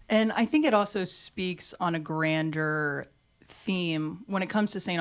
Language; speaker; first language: English; native; English